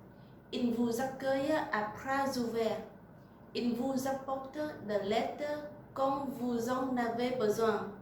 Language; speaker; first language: French; non-native, learner; Vietnamese